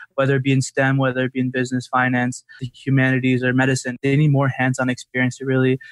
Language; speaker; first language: English; native; English